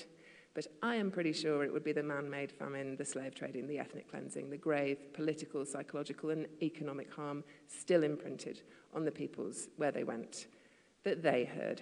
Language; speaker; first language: English; native; English